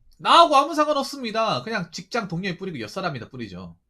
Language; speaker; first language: Korean; native; Korean